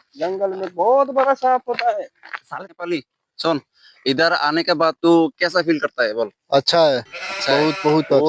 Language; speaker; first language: Hindi; non-native, learner; Bangla